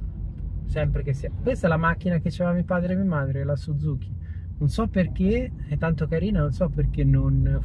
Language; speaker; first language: Italian; native; Italian